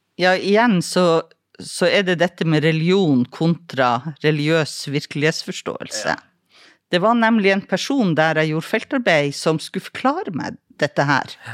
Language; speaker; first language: Norwegian; native; Norwegian